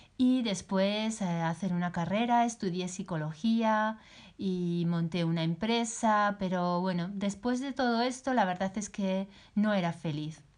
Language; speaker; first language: Spanish; native; Spanish